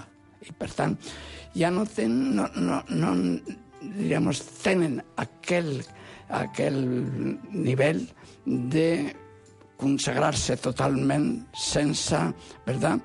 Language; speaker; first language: Catalan; non-native, local second language; Spanish